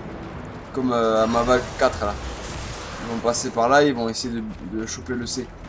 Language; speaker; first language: French; native; French